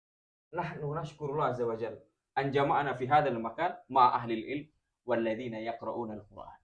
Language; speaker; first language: Arabic; non-native, fluent; Indonesian